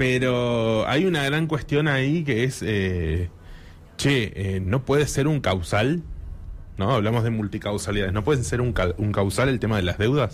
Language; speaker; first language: Spanish; native; Spanish